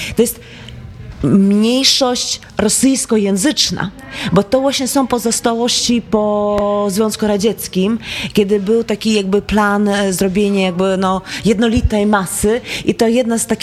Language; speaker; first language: Polish; non-native, fluent; Latvian